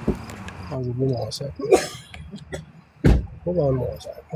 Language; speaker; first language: French; native; French